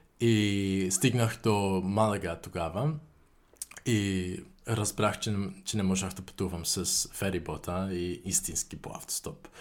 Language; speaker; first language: Bulgarian; non-native, fluent; Dutch